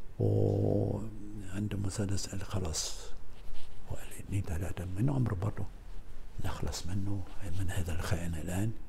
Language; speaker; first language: Arabic; non-native, fluent; German